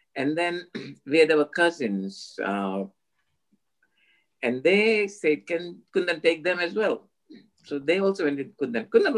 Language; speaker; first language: English; non-native, local second language; Gujarati